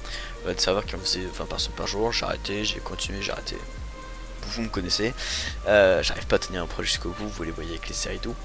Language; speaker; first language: French; native; French